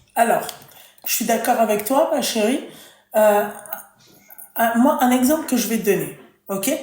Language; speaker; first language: French; early bilingual, other home language; Arabic